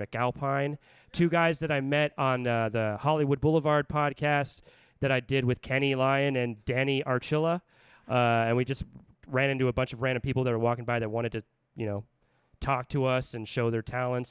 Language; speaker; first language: English; native; English